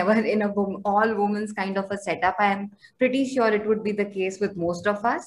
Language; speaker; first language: English; non-native, local second language; Hindi